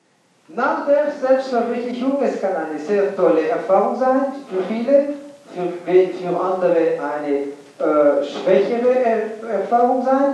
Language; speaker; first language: German; non-native, fluent; English